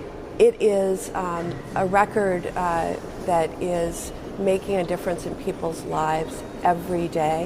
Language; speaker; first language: English; native; English